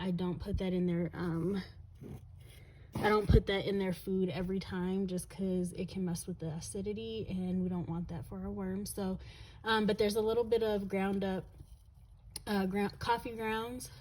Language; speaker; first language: English; native; English